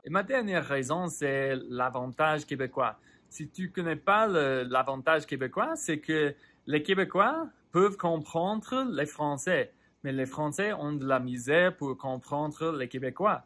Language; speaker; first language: French; non-native, fluent; English